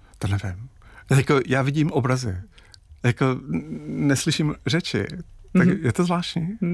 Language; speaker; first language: Czech; non-native, fluent; English